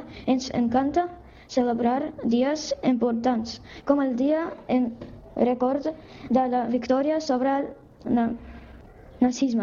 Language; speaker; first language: Catalan; early bilingual, other home language; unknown